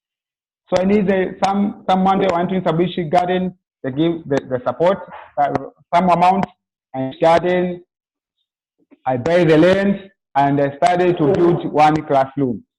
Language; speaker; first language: English; non-native, local second language; Swahili